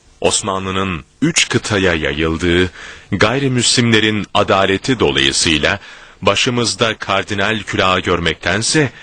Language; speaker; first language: Turkish; native; Turkish